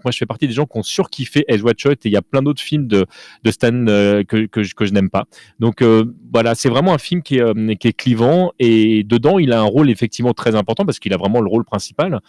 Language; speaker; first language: French; native; French